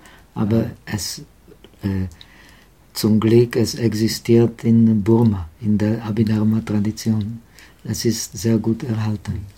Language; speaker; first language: German; non-native, fluent; Czech